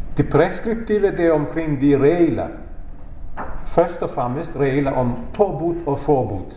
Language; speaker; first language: Danish; non-native, fluent; Bosnian